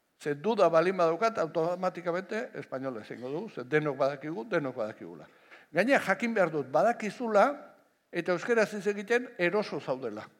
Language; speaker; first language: Basque; non-native, local second language; Spanish